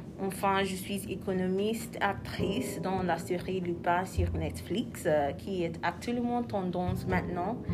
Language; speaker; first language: French; non-native, learner; English